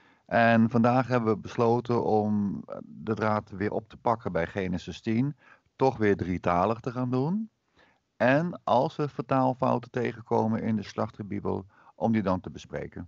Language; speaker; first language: Dutch; native; Dutch